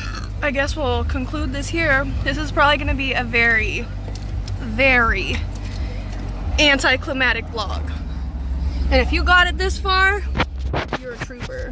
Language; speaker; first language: English; native; English